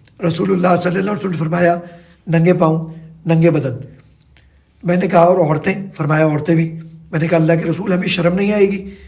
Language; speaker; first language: Urdu; native; Urdu